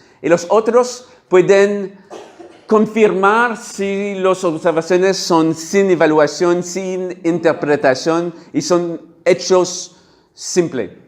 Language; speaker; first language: Spanish; non-native, learner; French